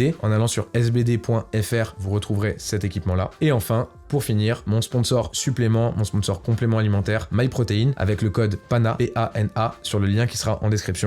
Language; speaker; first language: French; native; French